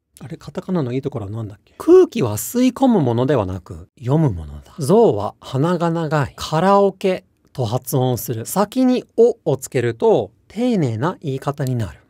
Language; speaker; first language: Japanese; native; Japanese